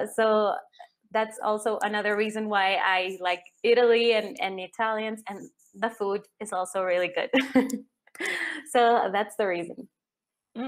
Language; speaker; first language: English; non-native, fluent; Spanish